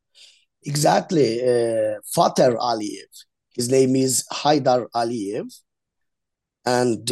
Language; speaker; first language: English; non-native, learner; Azerbaijani